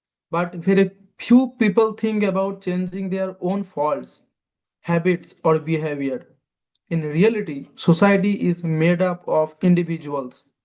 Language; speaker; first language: English; non-native, local second language; Bangla